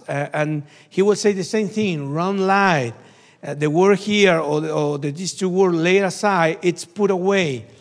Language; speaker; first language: English; non-native, learner; Spanish